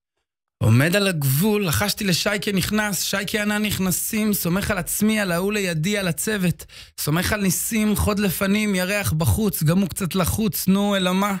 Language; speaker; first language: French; early bilingual, heritage; Hebrew